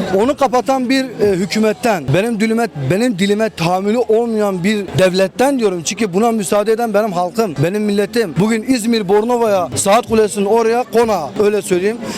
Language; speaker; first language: Turkish; non-native, local second language; Kurdish